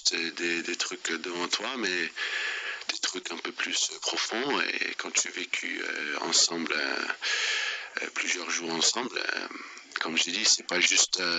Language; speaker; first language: French; non-native, fluent; Danish